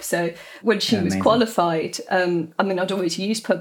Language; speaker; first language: English; native; English